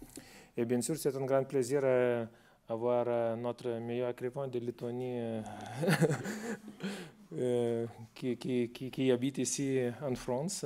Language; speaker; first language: French; non-native, fluent; Lithuanian